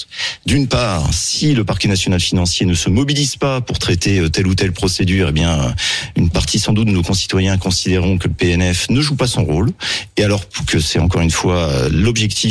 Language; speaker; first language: French; native; French